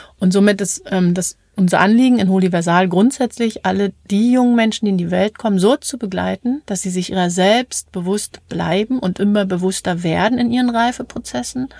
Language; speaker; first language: German; native; German